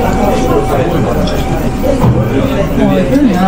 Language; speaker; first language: Japanese; native; Japanese